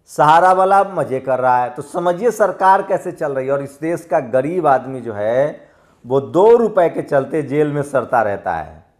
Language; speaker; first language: Hindi; native; Hindi